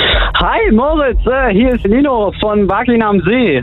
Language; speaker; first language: German; native; German